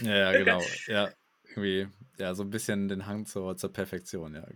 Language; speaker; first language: German; native; German